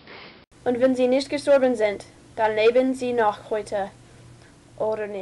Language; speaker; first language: German; non-native, learner; English